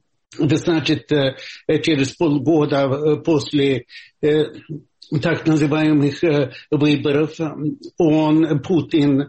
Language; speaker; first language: Russian; non-native, fluent; Swedish